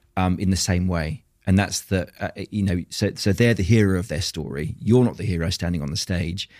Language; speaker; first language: English; native; English